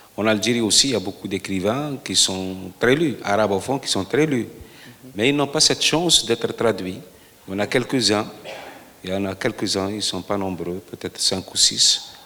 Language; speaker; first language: French; non-native, local second language; Arabic